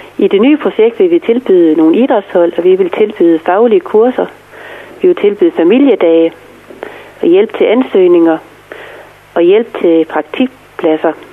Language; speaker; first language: Danish; native; Danish